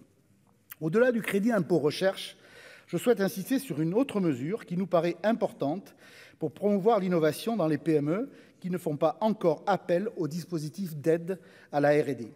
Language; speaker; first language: French; native; French